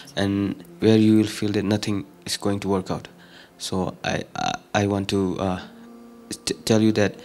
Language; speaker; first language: English; non-native, fluent; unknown